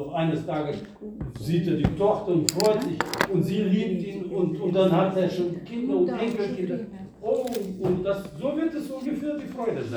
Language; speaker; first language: German; non-native, fluent; Russian